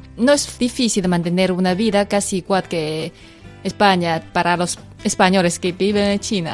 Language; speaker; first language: Spanish; non-native, fluent; Chinese